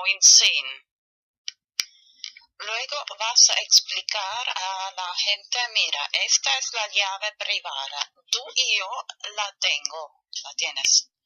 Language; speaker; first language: Spanish; non-native, fluent; German